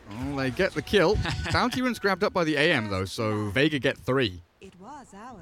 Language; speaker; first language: English; native; English